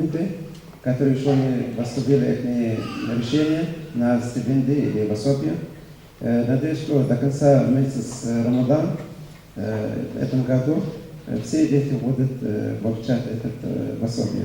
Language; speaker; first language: Russian; non-native, fluent; Arabic